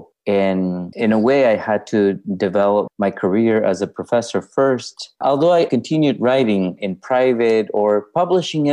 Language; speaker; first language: English; non-native, fluent; Spanish